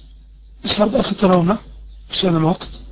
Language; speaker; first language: Arabic; native; Arabic